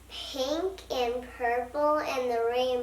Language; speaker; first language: English; native; English